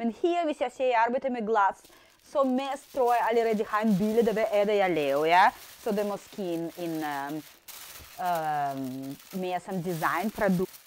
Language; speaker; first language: Danish; non-native, fluent; Russian